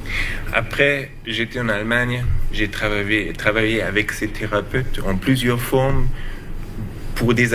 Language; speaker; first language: French; non-native, learner; German